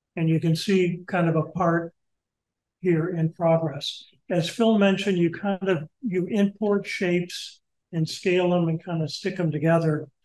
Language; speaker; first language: English; native; English